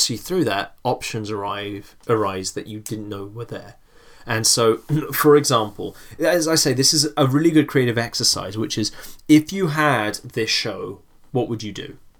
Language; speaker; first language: English; native; English